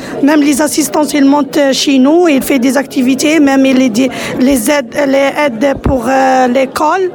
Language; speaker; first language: French; non-native, local second language; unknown